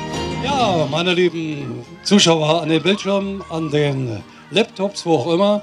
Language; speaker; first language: German; native; German